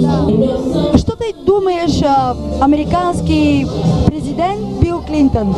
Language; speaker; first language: Bulgarian; native; Bulgarian